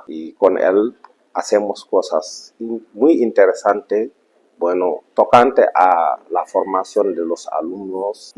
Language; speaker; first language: Spanish; non-native, fluent; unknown